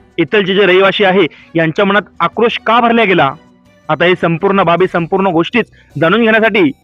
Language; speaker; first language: Marathi; native; Marathi